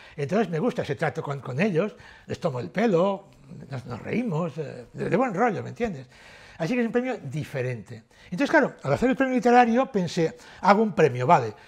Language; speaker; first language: Spanish; native; Spanish